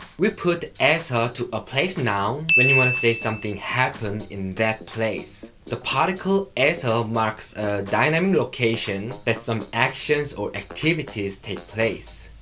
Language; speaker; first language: English; non-native, fluent; Korean